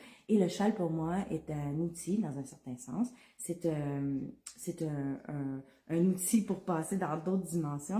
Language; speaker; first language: French; native; French